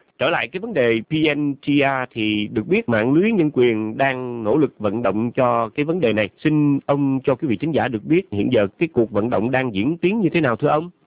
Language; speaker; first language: Vietnamese; native; Vietnamese